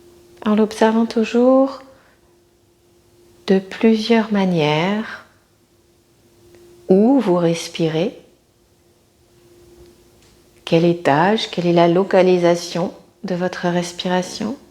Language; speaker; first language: French; native; French